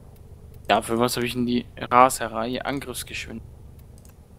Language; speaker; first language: German; native; German